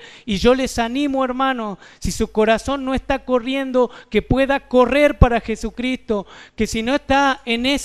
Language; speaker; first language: Spanish; native; Spanish